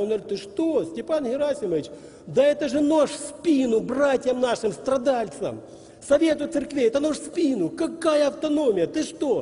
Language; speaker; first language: Russian; native; Russian